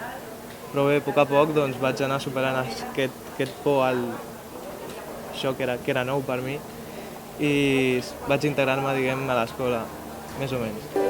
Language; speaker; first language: Catalan; early bilingual, other home language; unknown